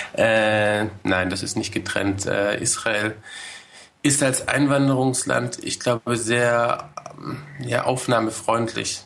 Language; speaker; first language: German; early bilingual, other home language; Hebrew